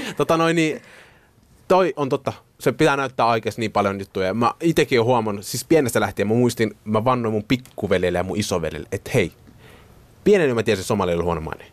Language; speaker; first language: Finnish; early bilingual, other home language; Somali